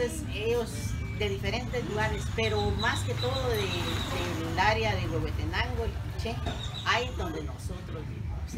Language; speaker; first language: Spanish; native; Spanish